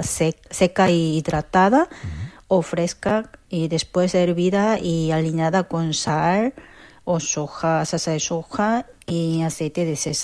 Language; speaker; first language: Spanish; non-native, fluent; Korean